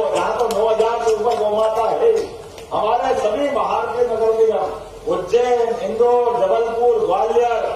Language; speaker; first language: Hindi; native; Hindi